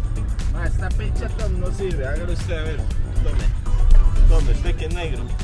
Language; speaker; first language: Spanish; native; Spanish